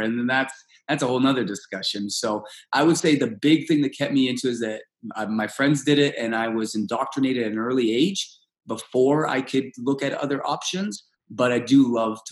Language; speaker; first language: English; early bilingual, other home language; Russian